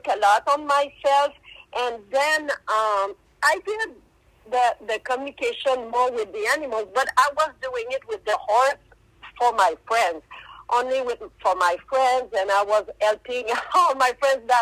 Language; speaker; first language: English; non-native, fluent; French